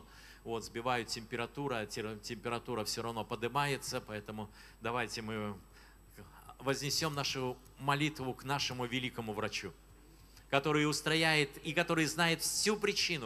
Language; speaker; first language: Russian; native; Russian